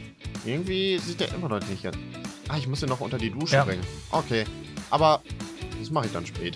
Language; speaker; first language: German; native; German